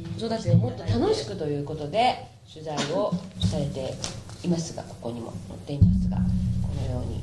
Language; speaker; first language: Japanese; native; Japanese